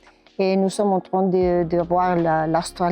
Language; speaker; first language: French; non-native, learner; Spanish